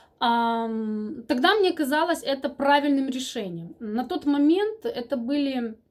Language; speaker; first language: Russian; native; Russian